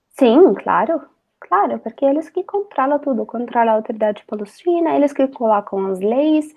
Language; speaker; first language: Portuguese; non-native, fluent; Arabic